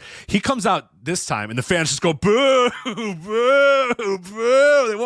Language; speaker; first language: English; native; English